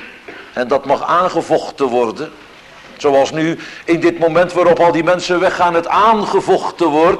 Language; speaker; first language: Dutch; native; Dutch